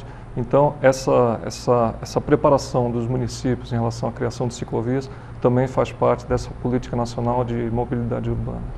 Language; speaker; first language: Portuguese; native; Portuguese